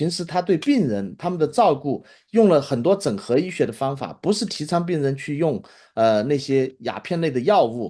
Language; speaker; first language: Chinese; native; Chinese